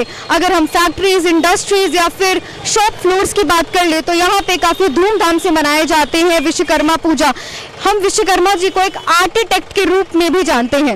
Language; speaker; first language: Hindi; native; Hindi